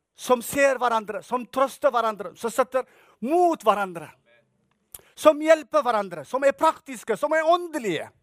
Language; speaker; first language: Norwegian; non-native, fluent; Tigrinya